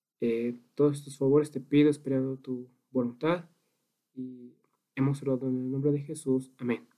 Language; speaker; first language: Spanish; native; Spanish